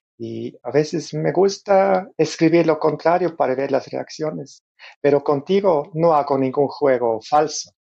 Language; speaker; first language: Spanish; non-native, fluent; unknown